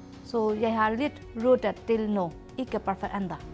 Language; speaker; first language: Norwegian; non-native, learner; Burmese